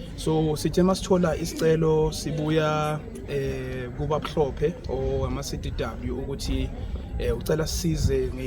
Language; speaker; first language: Zulu; native; Zulu